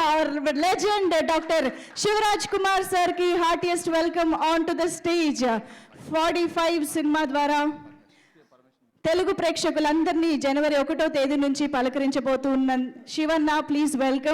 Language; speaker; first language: Telugu; native; Telugu